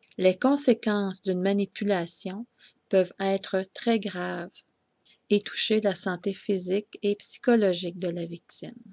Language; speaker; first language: French; native; French